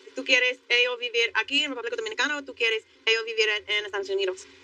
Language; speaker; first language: Spanish; non-native, learner; English